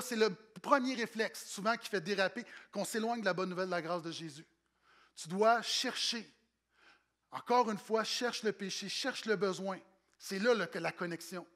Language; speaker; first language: French; native; French